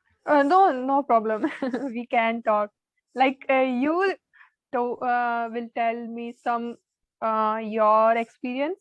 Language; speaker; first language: English; non-native, learner; Hindi